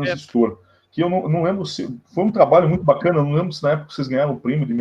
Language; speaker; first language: Portuguese; native; Portuguese